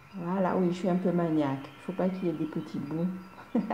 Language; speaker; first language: French; non-native, local second language; Malagasy